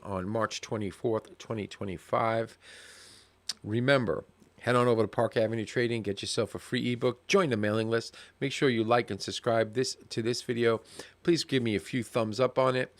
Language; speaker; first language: English; native; English